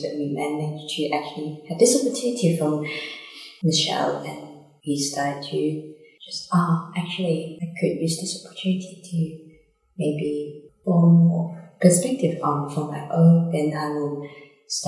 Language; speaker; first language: English; non-native, local second language; Cantonese